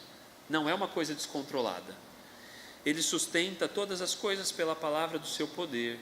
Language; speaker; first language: Portuguese; native; Portuguese